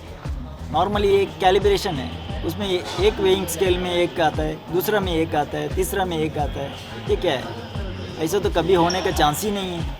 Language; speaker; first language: Hindi; non-native, local second language; Tulu